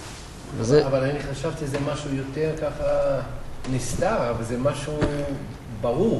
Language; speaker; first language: Hebrew; non-native, fluent; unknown